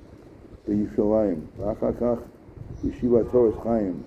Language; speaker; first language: Hebrew; non-native, fluent; English